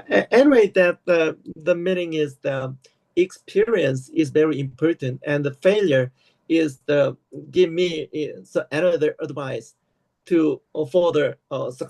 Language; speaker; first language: English; non-native, learner; Korean